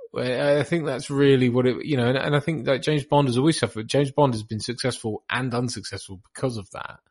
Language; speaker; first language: English; native; English